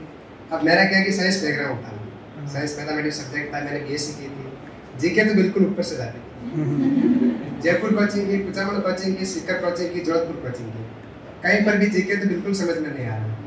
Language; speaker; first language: Hindi; non-native, local second language; Marwari